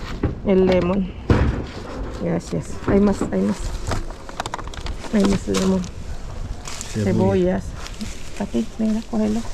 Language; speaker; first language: Spanish; non-native, learner; Filipino